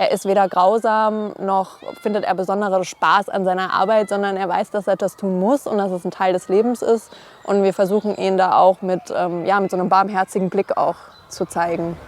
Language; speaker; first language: German; native; German